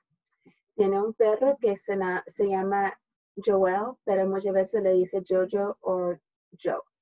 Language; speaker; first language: Spanish; early bilingual, heritage; Spanish